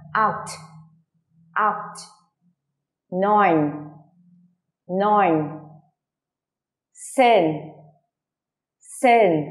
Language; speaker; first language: German; non-native, learner; Vietnamese